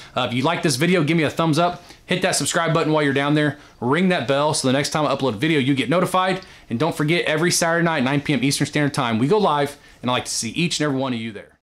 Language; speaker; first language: English; native; English